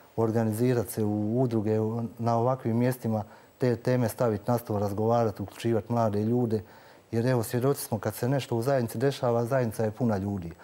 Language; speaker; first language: Croatian; native; Croatian